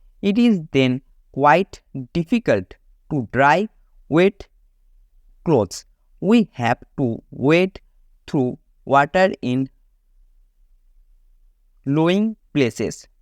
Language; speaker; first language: English; non-native, local second language; Bangla